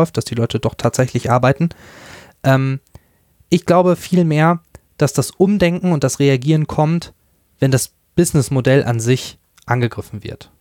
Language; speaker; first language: German; native; German